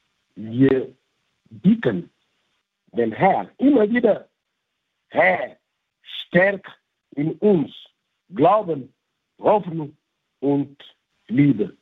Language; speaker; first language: German; non-native, fluent; French